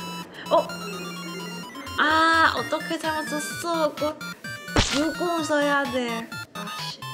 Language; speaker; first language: Korean; non-native, learner; Cantonese